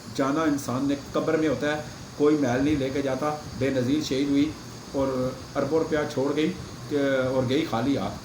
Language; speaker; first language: Urdu; non-native, local second language; Pashto